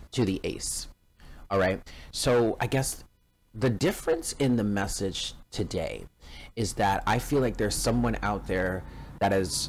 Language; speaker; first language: English; native; English